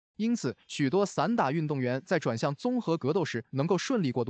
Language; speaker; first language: Chinese; native; Chinese